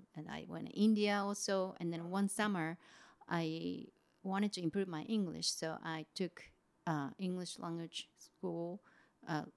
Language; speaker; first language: English; non-native, fluent; Japanese